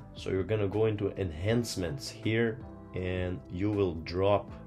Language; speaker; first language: English; non-native, fluent; Portuguese